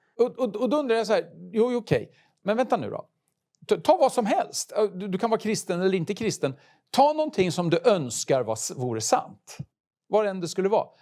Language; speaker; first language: Swedish; native; Swedish